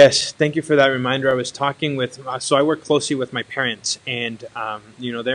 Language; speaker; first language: English; native; English